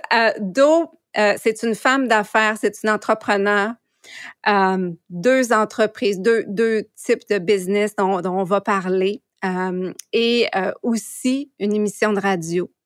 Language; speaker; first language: French; native; French